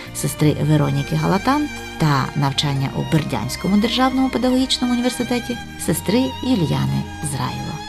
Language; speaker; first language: Ukrainian; native; Ukrainian